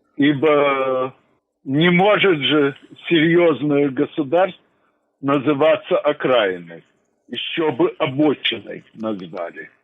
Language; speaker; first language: Russian; native; Russian